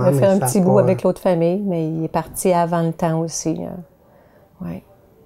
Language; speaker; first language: French; native; French